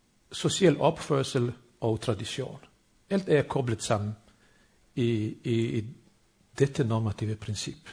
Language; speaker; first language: Danish; non-native, fluent; Bosnian